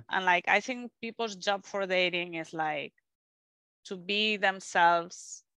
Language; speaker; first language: English; non-native, fluent; Spanish